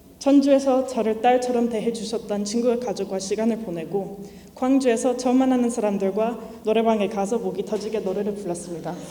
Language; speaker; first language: Korean; non-native, fluent; English